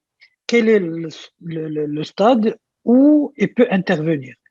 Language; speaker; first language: French; non-native, local second language; Arabic